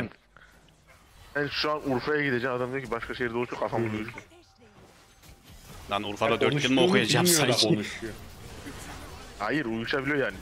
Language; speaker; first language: Turkish; native; Turkish